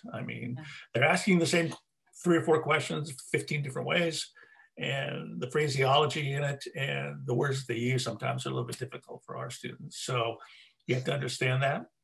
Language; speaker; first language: English; native; English